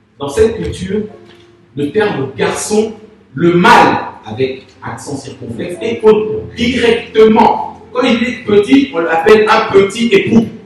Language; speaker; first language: French; non-native, local second language; Lingala